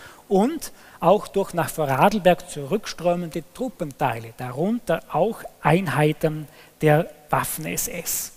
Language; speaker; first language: German; native; German